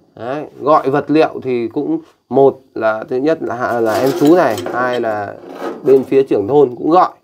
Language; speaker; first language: Vietnamese; native; Vietnamese